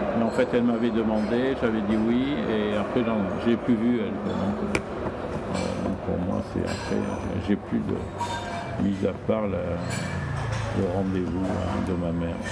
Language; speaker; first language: French; native; French